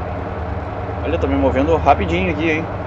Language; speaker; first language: Portuguese; native; Portuguese